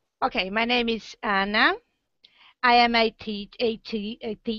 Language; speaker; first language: English; non-native, learner; Portuguese